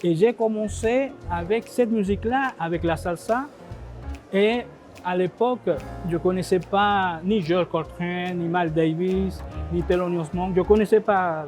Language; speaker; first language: French; non-native, fluent; Spanish